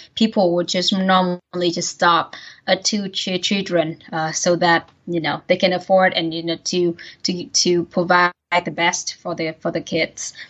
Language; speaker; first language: English; non-native, fluent; Vietnamese